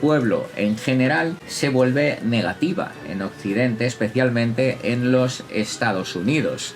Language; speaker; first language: Spanish; native; Spanish